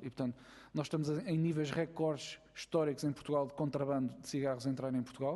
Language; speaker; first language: Portuguese; native; Portuguese